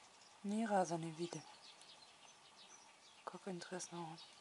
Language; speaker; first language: Russian; non-native, learner; German